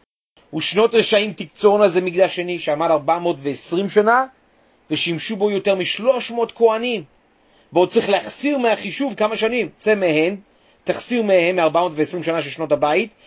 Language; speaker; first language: Hebrew; native; Hebrew